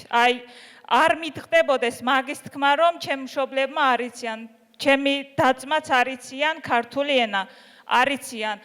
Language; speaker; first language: Georgian; non-native, local second language; Azerbaijani